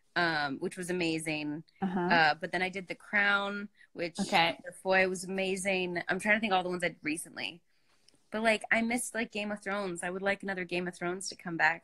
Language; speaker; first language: English; native; English